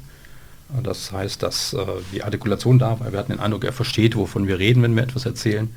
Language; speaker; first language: German; native; German